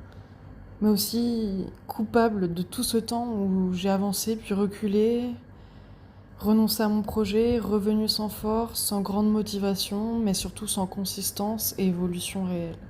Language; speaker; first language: French; native; French